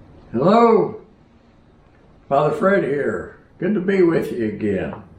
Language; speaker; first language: English; native; English